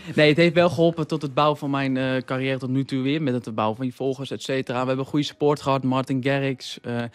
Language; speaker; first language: Dutch; native; Dutch